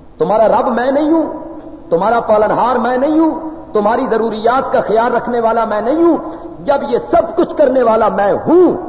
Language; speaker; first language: Urdu; non-native, local second language; Punjabi